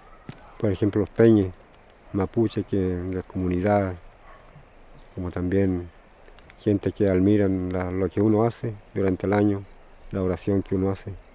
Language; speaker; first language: Spanish; non-native, local second language; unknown